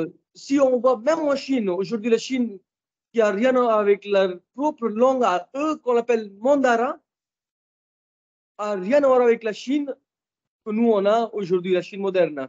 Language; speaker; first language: French; non-native, fluent; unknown